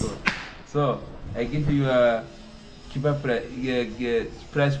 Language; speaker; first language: English; non-native, learner; Swahili